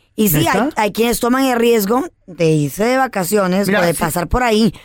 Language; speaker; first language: Spanish; early bilingual, heritage; Spanish